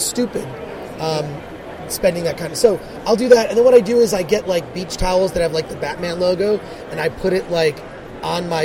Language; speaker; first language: English; native; English